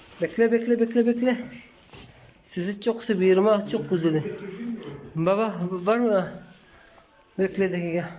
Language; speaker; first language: Turkish; non-native, learner; Filipino